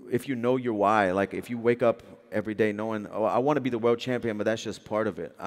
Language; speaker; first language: English; native; English